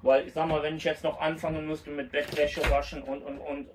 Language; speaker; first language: German; native; German